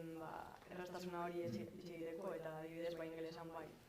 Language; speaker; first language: Basque; non-native, local second language; Spanish